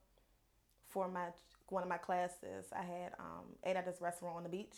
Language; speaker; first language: English; native; English